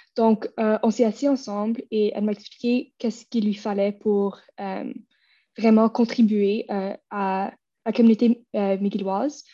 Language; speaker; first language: French; native; French